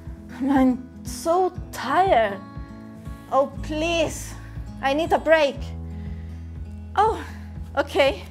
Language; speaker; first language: English; non-native, fluent; Spanish